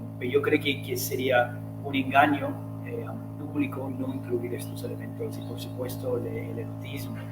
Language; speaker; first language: Spanish; non-native, fluent; English